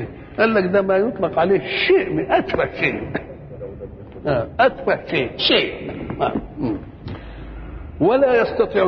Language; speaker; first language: Arabic; native; Arabic